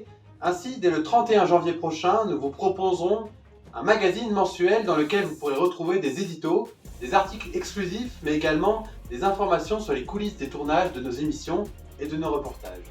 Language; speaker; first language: French; native; French